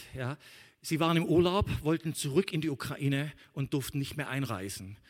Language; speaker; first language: German; native; German